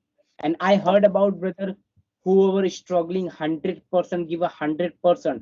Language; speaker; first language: English; non-native, fluent; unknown